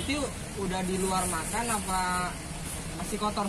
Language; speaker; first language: Indonesian; native; Indonesian